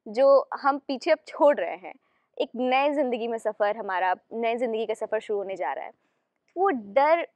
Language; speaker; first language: Hindi; native; Hindi